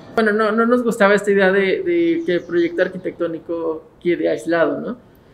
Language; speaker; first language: Spanish; native; Spanish